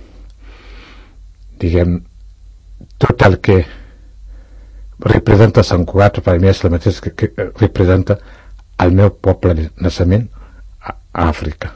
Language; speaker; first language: Catalan; non-native, fluent; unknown